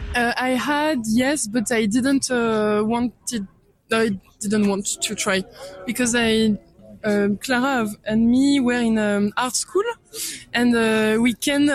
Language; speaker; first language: English; non-native, fluent; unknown